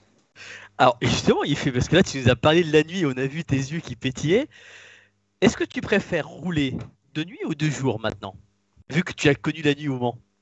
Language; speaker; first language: French; native; French